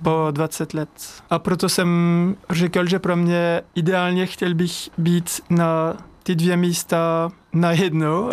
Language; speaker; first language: Czech; non-native, learner; French